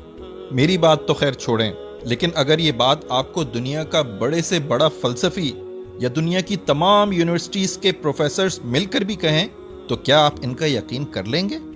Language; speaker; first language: Urdu; native; Urdu